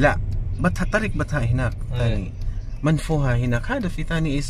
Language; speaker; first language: Arabic; non-native, learner; Filipino